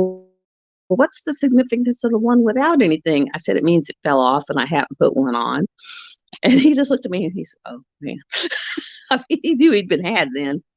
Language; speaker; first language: English; native; English